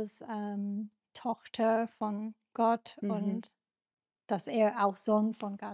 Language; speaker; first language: German; non-native, learner; English